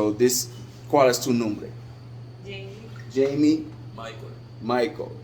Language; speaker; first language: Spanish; non-native, learner; English